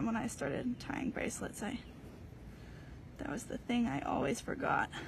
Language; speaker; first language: English; native; English